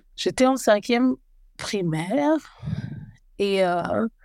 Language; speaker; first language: French; native; French